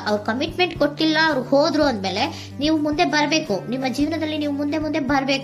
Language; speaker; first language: Kannada; native; Kannada